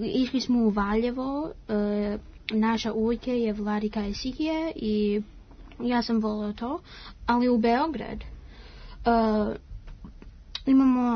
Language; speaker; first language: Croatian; early bilingual, heritage; Croatian